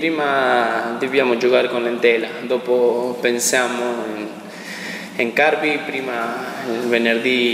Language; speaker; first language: Italian; non-native, learner; Spanish